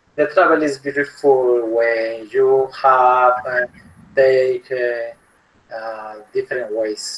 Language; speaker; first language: English; non-native, learner; Spanish